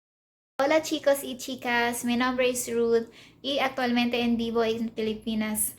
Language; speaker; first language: Spanish; non-native, learner; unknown